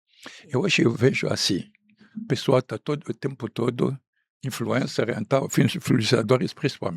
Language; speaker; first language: Portuguese; non-native, fluent; Arabic